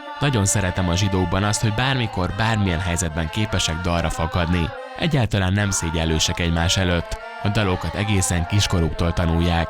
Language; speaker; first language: Hungarian; native; Hungarian